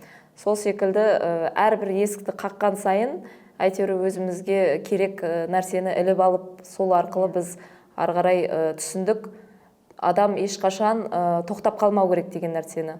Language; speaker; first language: Kazakh; native; Kazakh